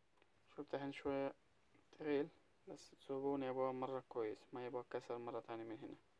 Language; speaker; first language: Arabic; non-native, learner; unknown